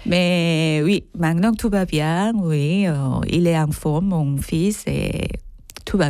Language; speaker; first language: French; non-native, fluent; Korean